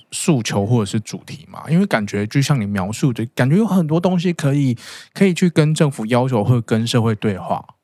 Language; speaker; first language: Chinese; native; Chinese